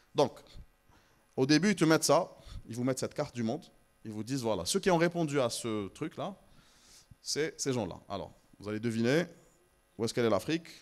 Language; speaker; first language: French; non-native, local second language; Arabic